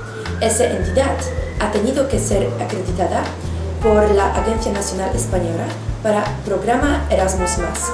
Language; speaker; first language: Spanish; non-native, fluent; Polish